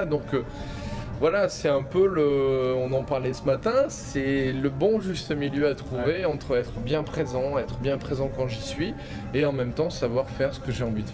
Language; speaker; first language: French; native; French